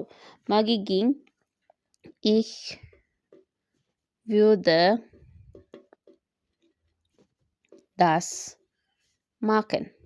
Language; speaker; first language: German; non-native, learner; Filipino